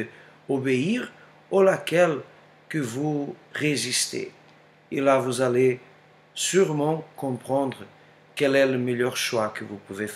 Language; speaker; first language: French; non-native, fluent; Portuguese